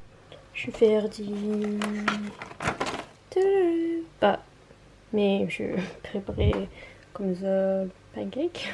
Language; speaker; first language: French; non-native, learner; Norwegian